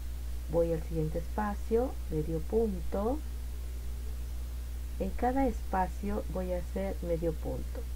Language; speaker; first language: Spanish; native; Spanish